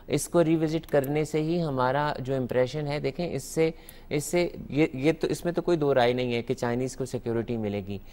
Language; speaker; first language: Urdu; native; Urdu